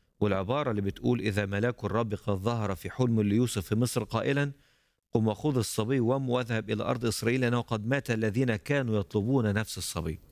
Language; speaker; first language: Arabic; native; Arabic